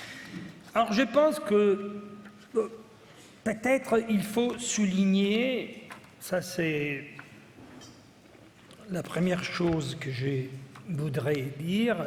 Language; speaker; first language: French; non-native, fluent; Italian